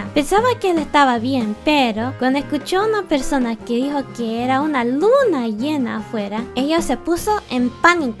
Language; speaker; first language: Spanish; non-native, learner; English